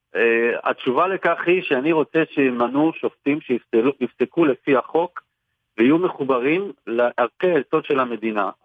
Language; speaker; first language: Hebrew; early bilingual, other home language; Turkish